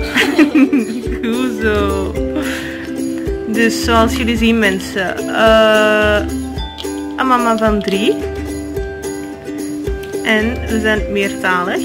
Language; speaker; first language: Dutch; non-native, fluent; Urdu